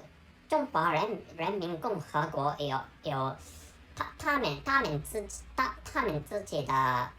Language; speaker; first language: Chinese; non-native, learner; Japanese